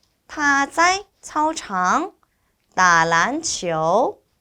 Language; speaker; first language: Chinese; non-native, fluent; Korean